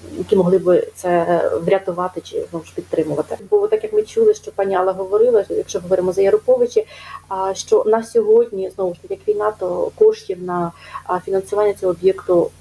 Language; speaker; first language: Ukrainian; native; Ukrainian